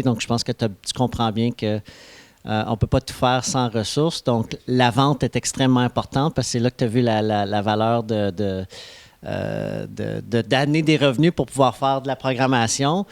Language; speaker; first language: French; native; French